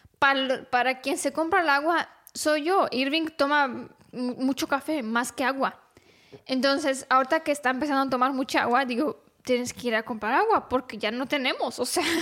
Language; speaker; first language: Spanish; non-native, fluent; Romanian